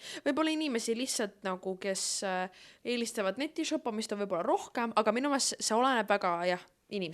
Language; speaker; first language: Estonian; native; Estonian